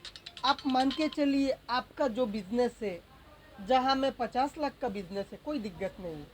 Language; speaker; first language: Hindi; non-native, local second language; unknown